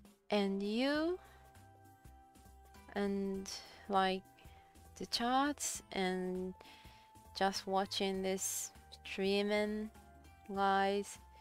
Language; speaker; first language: English; non-native, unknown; Japanese